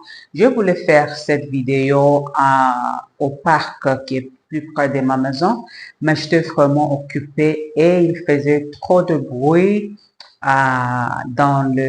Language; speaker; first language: French; non-native, learner; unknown